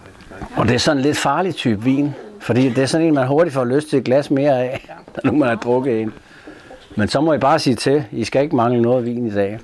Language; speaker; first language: Danish; native; Danish